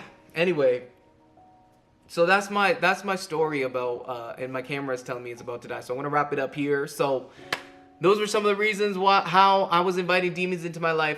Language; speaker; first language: English; native; English